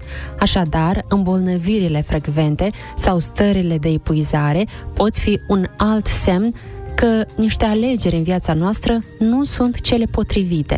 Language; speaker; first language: Romanian; native; Romanian